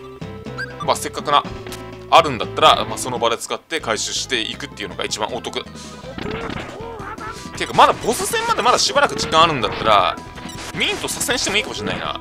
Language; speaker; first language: Japanese; native; Japanese